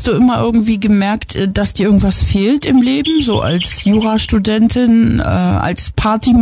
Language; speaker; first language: German; native; German